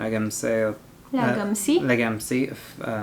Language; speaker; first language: Bulgarian; non-native, learner; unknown